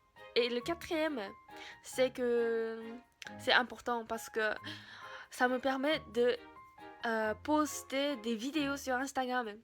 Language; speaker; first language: French; non-native, learner; Japanese